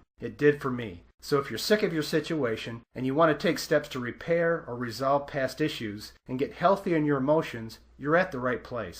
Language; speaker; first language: English; native; English